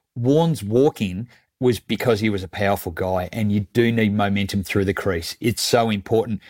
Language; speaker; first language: English; native; English